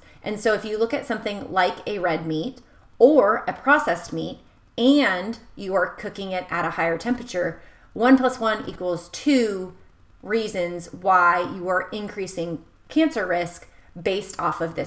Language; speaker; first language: English; native; English